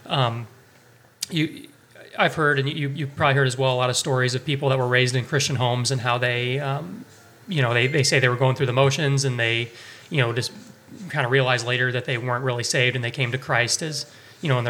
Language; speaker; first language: English; native; English